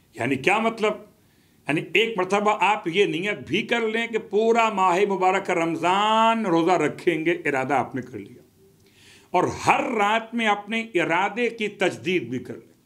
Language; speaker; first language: Urdu; native; Urdu